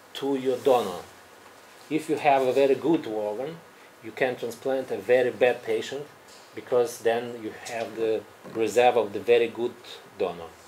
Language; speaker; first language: English; non-native, fluent; Romanian